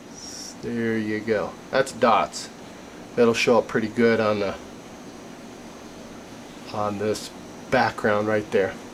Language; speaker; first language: English; native; English